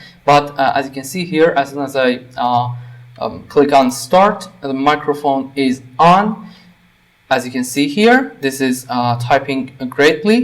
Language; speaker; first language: English; non-native, fluent; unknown